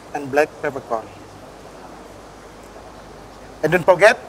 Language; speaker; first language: English; non-native, learner; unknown